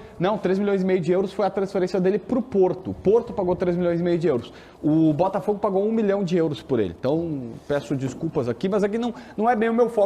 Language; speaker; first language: Portuguese; native; Portuguese